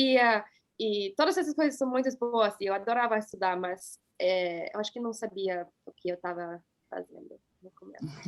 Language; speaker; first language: Portuguese; non-native, fluent; English